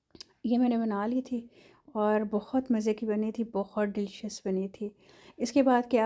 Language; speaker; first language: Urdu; non-native, local second language; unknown